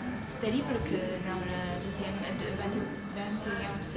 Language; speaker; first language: French; non-native, learner; Polish